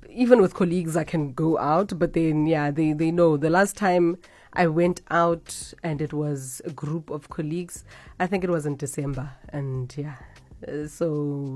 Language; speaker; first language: English; non-native, local second language; South Ndebele